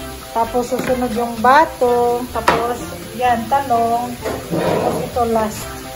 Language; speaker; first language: Filipino; non-native, local second language; Cebuano